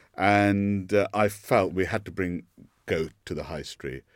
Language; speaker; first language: English; non-native, local second language; Sinhala